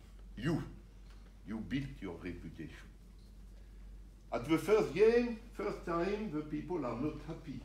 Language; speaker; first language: English; non-native, learner; French